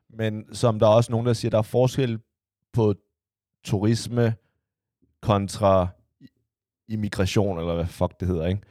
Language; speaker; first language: Danish; early bilingual, other home language; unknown